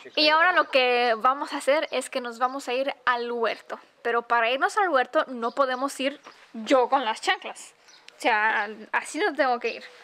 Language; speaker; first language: Spanish; non-native, fluent; Romanian